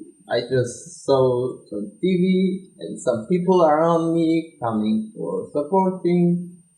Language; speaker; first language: English; non-native, learner; Turkish